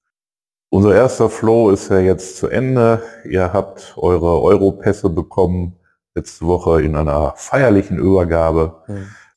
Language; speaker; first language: German; native; German